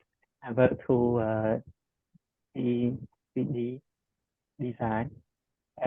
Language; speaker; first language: English; non-native, learner; Khmer